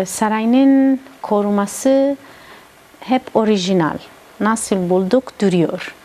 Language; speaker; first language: Turkish; non-native, learner; Italian